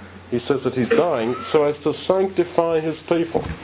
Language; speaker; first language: English; native; English